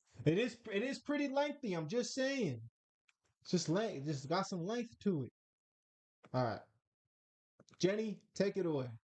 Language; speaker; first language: English; native; English